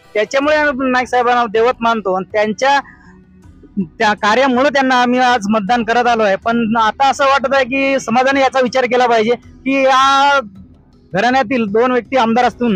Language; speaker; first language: Marathi; non-native, local second language; Lambadi